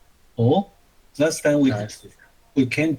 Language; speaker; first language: English; non-native, learner; Chinese